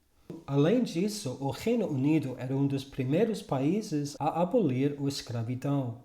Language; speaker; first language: Portuguese; non-native, fluent; English